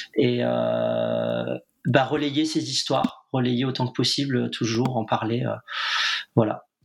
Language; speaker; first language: French; native; French